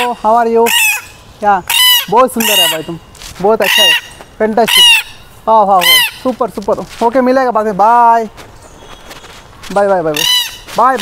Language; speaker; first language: Hindi; non-native, local second language; Kannada